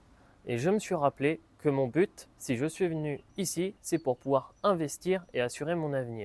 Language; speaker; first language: French; native; French